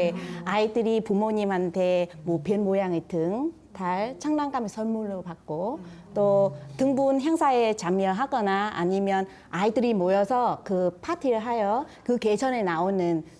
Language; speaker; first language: Korean; non-native, fluent; Vietnamese